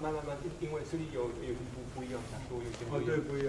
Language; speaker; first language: Chinese; non-native, learner; French